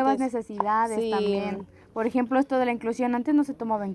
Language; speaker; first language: Spanish; native; Spanish